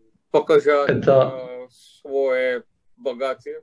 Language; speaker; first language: Russian; non-native, fluent; English